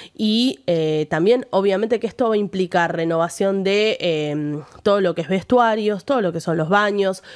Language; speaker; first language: Spanish; native; Spanish